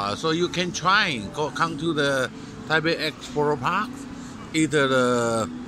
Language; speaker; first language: English; non-native, learner; Chinese